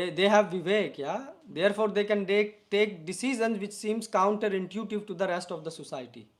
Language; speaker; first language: English; non-native, local second language; Hindi